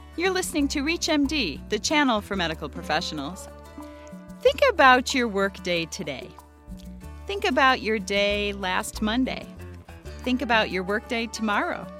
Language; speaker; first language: English; native; English